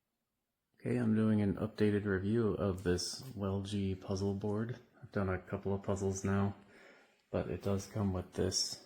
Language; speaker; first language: English; native; English